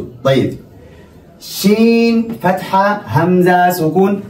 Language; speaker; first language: Arabic; non-native, fluent; Oromo